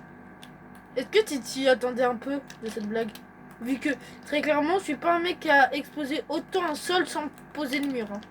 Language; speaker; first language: French; native; French